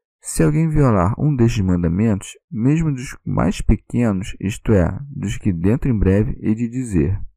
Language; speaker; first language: Portuguese; native; Portuguese